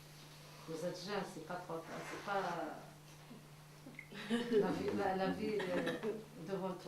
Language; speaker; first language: French; non-native, learner; Arabic